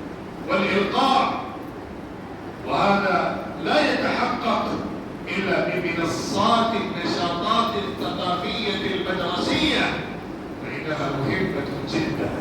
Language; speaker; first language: Arabic; non-native, fluent; Urdu